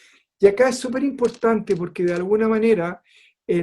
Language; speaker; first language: Spanish; native; Spanish